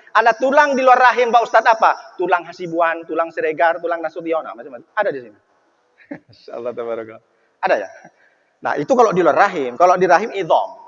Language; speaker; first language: Indonesian; non-native, local second language; Madurese